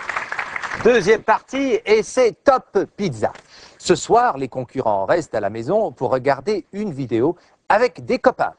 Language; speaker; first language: French; native; French